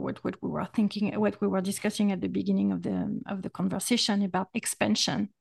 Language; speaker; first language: English; non-native, fluent; French